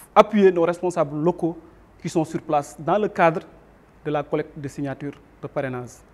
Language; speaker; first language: French; non-native, local second language; Wolof